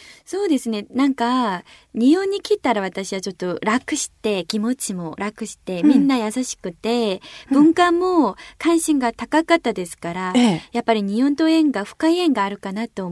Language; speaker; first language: Japanese; non-native, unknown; Korean